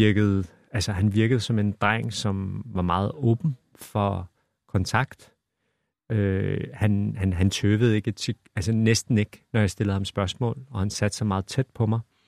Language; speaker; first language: Danish; native; Danish